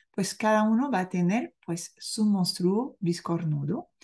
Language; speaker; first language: Spanish; non-native, fluent; French